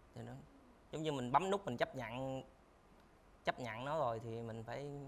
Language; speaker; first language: Vietnamese; native; Vietnamese